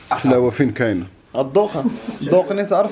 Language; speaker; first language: Arabic; native; Arabic